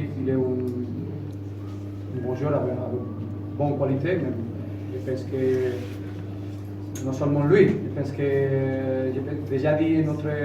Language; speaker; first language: French; non-native, fluent; Spanish